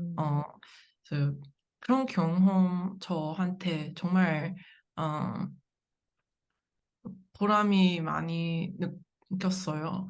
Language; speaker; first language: Korean; non-native, learner; English